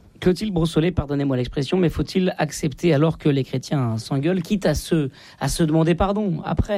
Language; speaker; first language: French; native; French